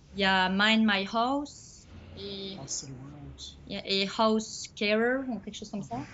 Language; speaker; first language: French; native; French